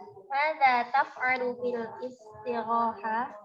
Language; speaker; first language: Arabic; non-native, learner; Indonesian